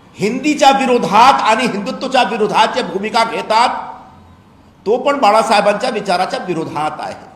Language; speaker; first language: Marathi; non-native, local second language; Hindi